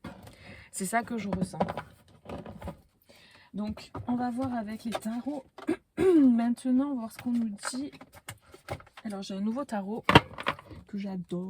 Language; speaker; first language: French; native; French